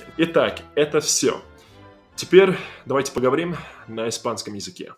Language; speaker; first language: Russian; non-native, fluent; English